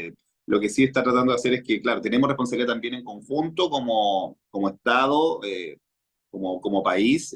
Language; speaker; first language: Spanish; native; Spanish